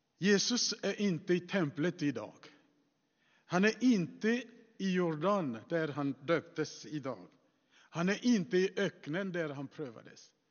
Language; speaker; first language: Swedish; non-native, fluent; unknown